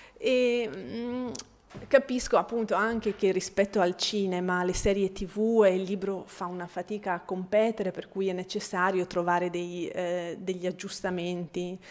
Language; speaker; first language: Italian; non-native, fluent; Bosnian